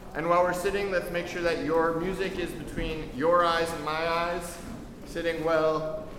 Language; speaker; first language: English; native; English